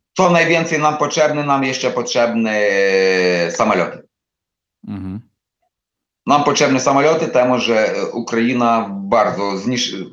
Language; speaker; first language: Polish; non-native, learner; Ukrainian